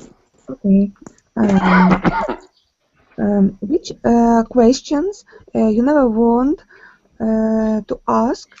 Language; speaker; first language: English; non-native, learner; Ukrainian